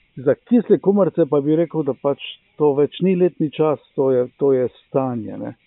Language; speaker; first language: Slovenian; native; Slovenian